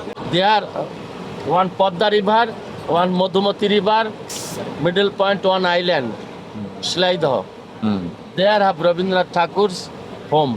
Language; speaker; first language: English; non-native, learner; Bangla